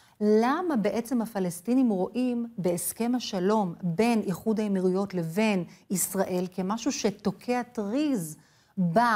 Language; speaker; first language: Hebrew; non-native, fluent; English